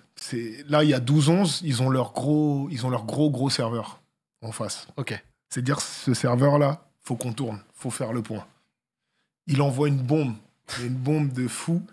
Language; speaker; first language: French; native; French